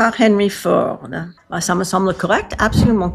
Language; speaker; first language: French; non-native, fluent; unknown